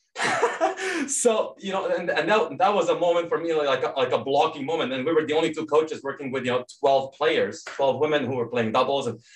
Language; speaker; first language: English; early bilingual, other home language; Serbian